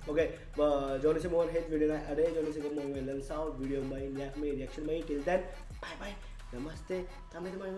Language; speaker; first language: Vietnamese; non-native, learner; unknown